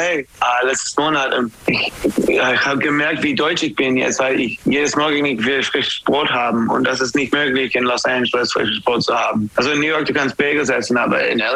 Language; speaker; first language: German; non-native, learner; English